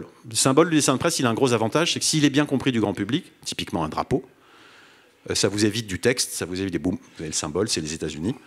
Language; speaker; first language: French; native; French